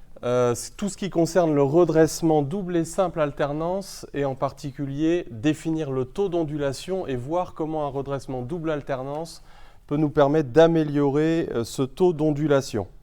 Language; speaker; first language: French; native; French